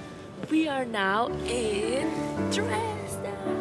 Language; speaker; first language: English; non-native, fluent; Indonesian